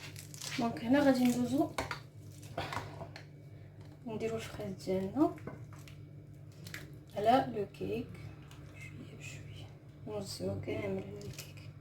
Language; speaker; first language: Arabic; native; Arabic